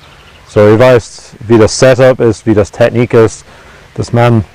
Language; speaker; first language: German; non-native, fluent; English